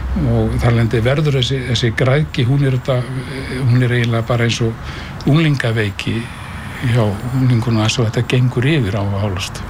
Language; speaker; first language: Icelandic; native; Icelandic